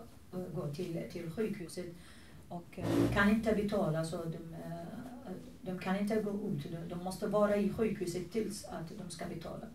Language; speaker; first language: Swedish; non-native, fluent; Arabic